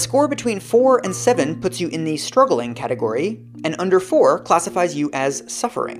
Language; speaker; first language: English; native; English